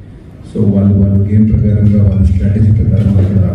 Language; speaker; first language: Telugu; non-native, fluent; Hindi